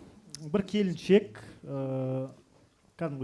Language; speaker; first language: Kazakh; native; Kazakh